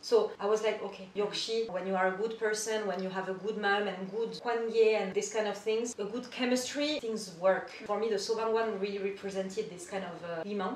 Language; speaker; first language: English; non-native, fluent; French